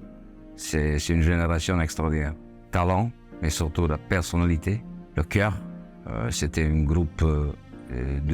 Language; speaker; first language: French; non-native, fluent; Serbian